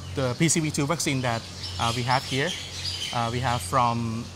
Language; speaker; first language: English; non-native, fluent; Thai